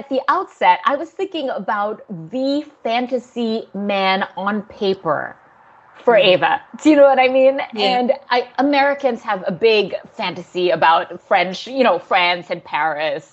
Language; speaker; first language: English; native; English